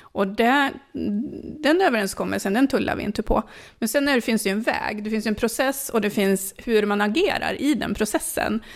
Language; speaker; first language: Swedish; early bilingual, other home language; Finnish